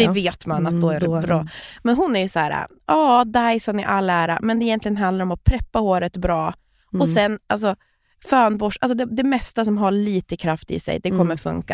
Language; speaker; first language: Swedish; native; Swedish